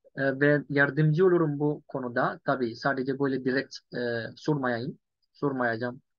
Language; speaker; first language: Turkish; non-native, fluent; Yoruba